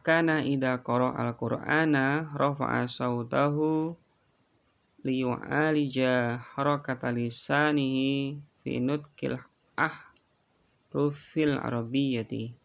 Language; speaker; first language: Arabic; non-native, fluent; Indonesian